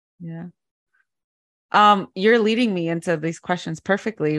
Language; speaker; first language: English; early bilingual, other home language; Spanish